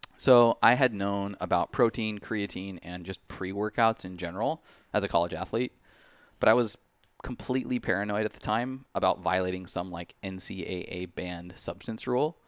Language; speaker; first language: English; native; English